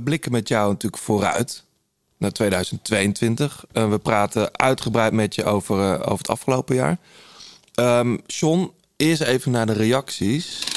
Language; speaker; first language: Dutch; native; Dutch